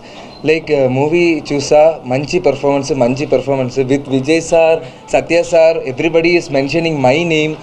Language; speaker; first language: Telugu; non-native, learner; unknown